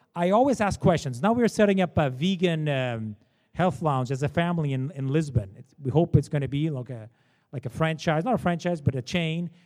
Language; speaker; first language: English; non-native, fluent; Portuguese